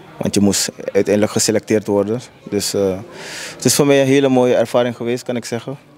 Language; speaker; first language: Dutch; native; Dutch